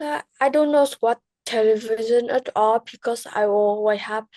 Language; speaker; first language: English; non-native, learner; Vietnamese